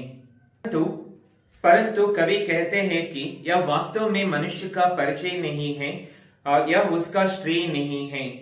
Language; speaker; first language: Hindi; non-native, local second language; Kannada